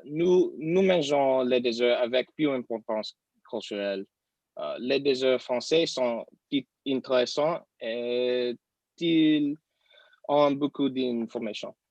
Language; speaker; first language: French; non-native, learner; English